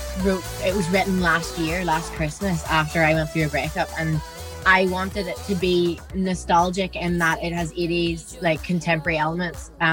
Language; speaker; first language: English; native; English